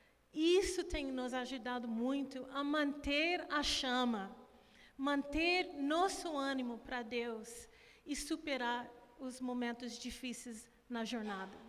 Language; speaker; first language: Portuguese; non-native, fluent; English